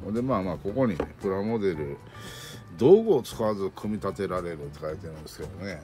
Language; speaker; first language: Japanese; native; Japanese